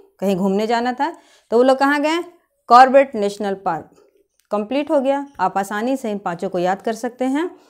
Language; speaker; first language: Hindi; native; Hindi